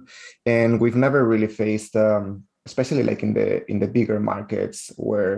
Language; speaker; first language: English; non-native, fluent; Spanish